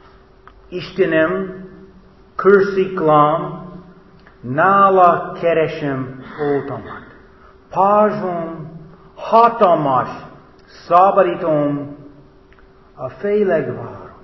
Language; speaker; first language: Hungarian; non-native, fluent; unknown